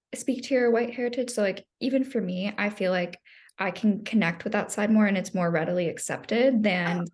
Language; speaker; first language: English; native; English